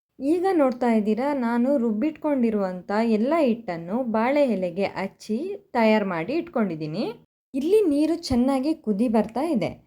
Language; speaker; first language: Kannada; non-native, local second language; Tulu